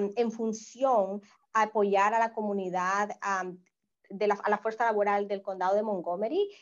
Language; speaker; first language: Spanish; native; Spanish